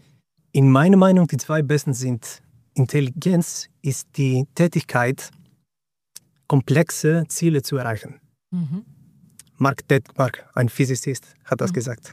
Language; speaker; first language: German; non-native, fluent; Greek